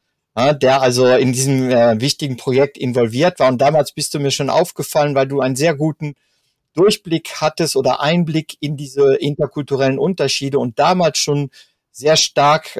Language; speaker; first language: German; native; German